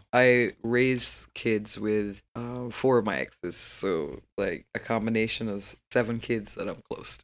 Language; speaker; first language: English; native; English